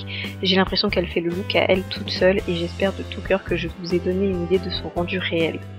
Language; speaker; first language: French; native; French